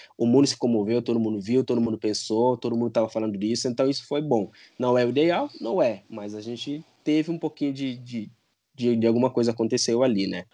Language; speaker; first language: Portuguese; non-native, local second language; Upper Guinea Crioulo